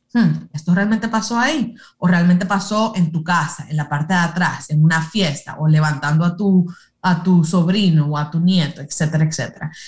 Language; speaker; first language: Spanish; early bilingual, heritage; Spanish